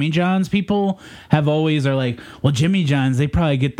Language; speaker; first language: English; native; English